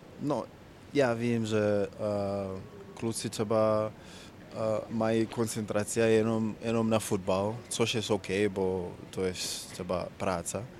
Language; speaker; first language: Czech; non-native, learner; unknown